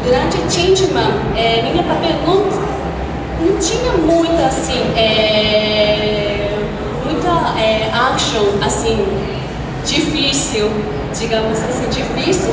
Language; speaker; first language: Portuguese; non-native, fluent; Japanese